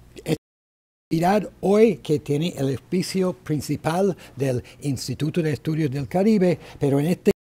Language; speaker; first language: Spanish; native; Spanish